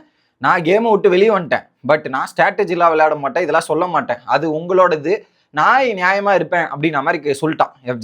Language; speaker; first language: Tamil; native; Tamil